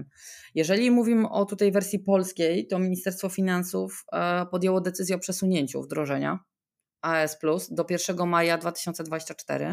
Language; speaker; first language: Polish; native; Polish